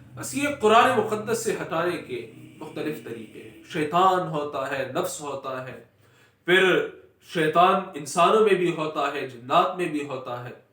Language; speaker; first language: Urdu; non-native, local second language; Pashto